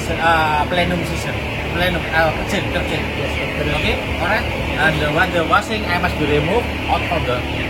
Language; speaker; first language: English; non-native, learner; Indonesian